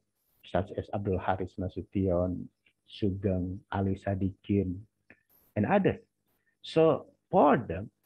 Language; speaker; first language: English; non-native, learner; Indonesian